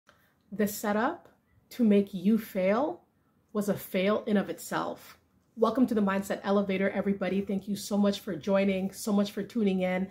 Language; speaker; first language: English; native; English